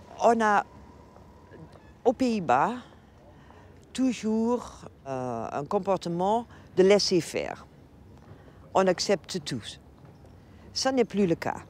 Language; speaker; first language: French; non-native, fluent; Dutch